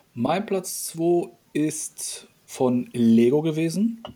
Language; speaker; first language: German; early bilingual, other home language; Polish